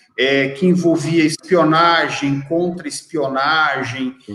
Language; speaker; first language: Portuguese; native; Portuguese